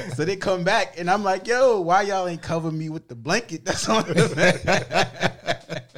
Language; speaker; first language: English; early bilingual, other home language; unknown